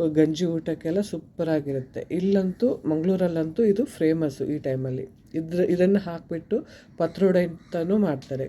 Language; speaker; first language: Kannada; non-native, local second language; Tulu